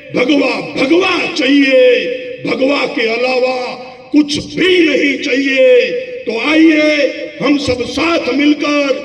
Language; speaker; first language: Hindi; non-native, local second language; Gujarati